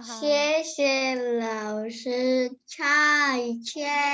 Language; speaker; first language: Chinese; non-native, learner; Indonesian